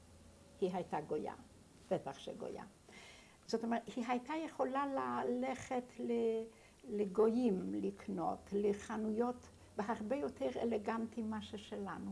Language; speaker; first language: Hebrew; non-native, fluent; Yiddish